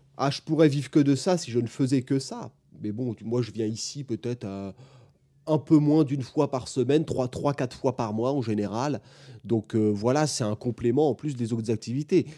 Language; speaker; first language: French; native; French